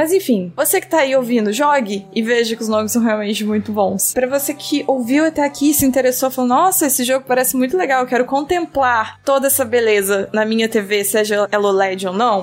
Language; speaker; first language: Portuguese; native; Portuguese